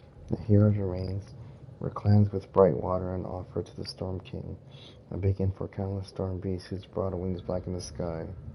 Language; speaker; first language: English; native; English